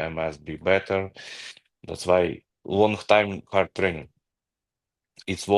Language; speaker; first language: English; non-native, learner; Ukrainian